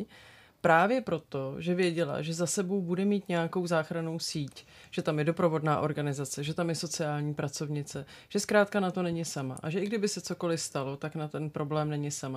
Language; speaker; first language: Czech; native; Czech